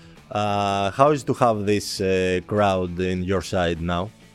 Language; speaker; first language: English; non-native, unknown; Greek